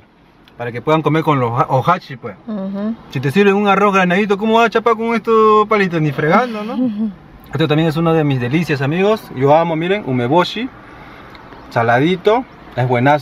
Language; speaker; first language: Spanish; native; Spanish